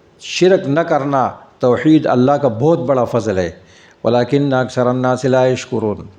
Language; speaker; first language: Urdu; non-native, local second language; Pashto